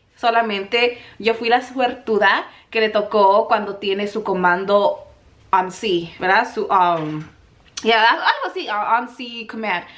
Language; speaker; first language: Spanish; native; Spanish